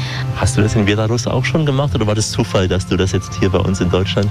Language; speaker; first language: German; native; German